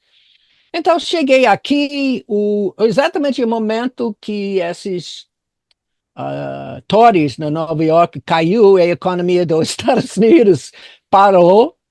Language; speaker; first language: Portuguese; non-native, fluent; English